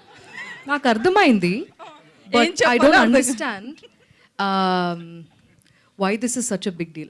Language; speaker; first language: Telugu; non-native, local second language; Malayalam